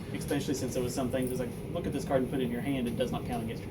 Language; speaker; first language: English; native; English